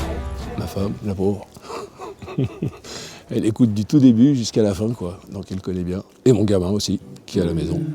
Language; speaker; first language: French; native; French